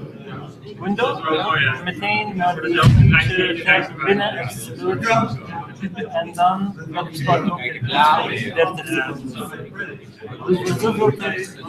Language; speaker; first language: Dutch; non-native, fluent; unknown